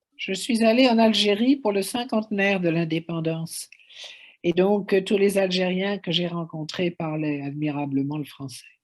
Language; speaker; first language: French; native; French